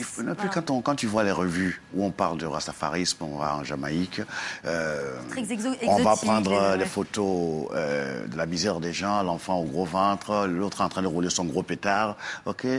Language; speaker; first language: French; non-native, local second language; Dyula